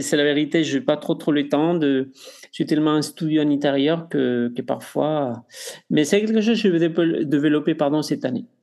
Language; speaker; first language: French; non-native, fluent; Spanish